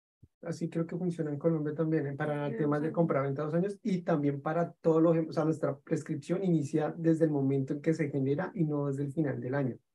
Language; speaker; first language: Spanish; native; Spanish